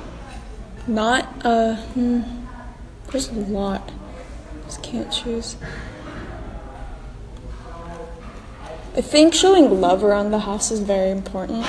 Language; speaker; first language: English; non-native, local second language; Filipino